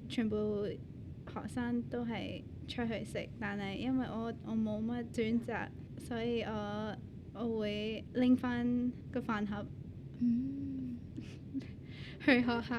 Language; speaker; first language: Cantonese; early bilingual, other home language; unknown